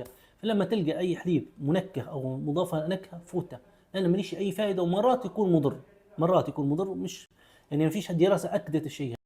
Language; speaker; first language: Arabic; native; Arabic